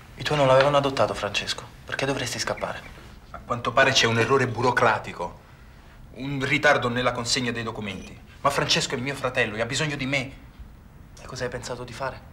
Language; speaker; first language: Italian; native; Italian